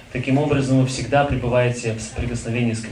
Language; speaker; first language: Russian; native; Russian